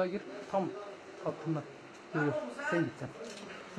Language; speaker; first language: Turkish; native; Turkish